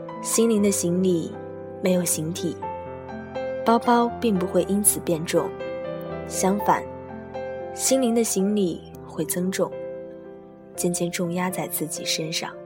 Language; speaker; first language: Chinese; native; Chinese